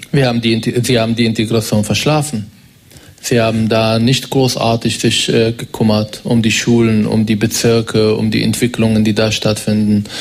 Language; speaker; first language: German; non-native, fluent; Arabic